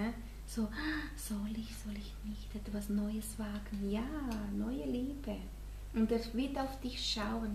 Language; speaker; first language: German; non-native, fluent; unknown